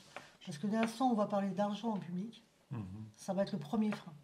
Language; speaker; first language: French; native; French